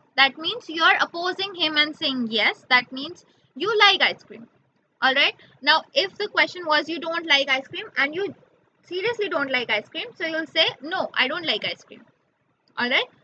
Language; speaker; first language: English; non-native, local second language; Hindi